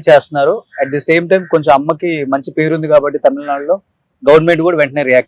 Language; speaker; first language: Telugu; native; Telugu